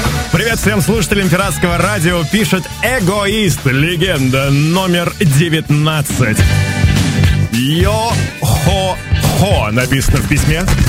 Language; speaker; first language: Russian; native; Russian